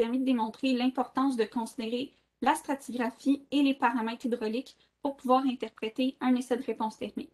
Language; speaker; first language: French; native; French